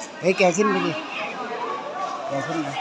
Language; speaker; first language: Thai; native; Thai